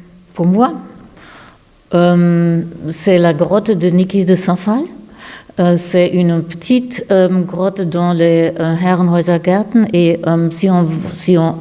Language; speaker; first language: French; non-native, learner; German